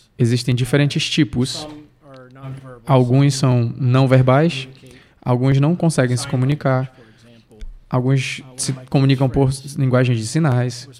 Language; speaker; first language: Portuguese; non-native, fluent; English